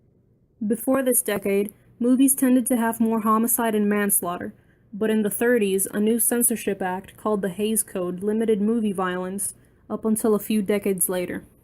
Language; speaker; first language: English; native; English